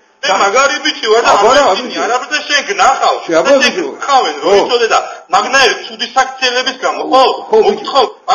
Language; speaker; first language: Georgian; native; Georgian